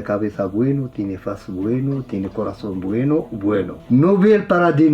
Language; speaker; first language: Spanish; non-native, learner; Arabic